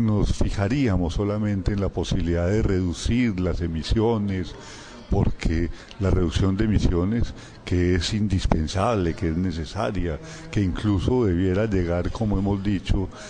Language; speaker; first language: Spanish; native; Spanish